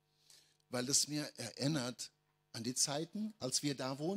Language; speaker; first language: German; non-native, fluent; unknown